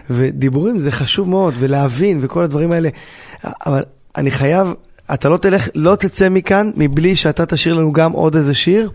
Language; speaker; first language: Hebrew; native; Hebrew